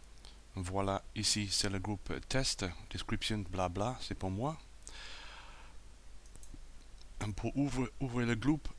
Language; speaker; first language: French; non-native, fluent; English